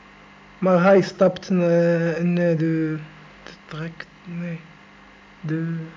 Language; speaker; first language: Dutch; non-native, learner; Arabic